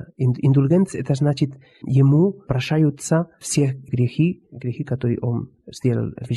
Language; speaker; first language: Russian; non-native, fluent; Spanish